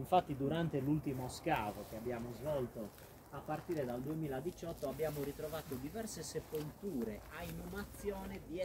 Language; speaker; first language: Italian; native; Italian